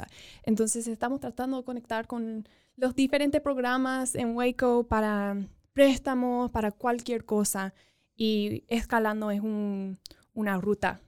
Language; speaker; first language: Spanish; early bilingual, other home language; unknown